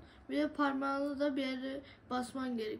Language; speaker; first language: Turkish; early bilingual, other home language; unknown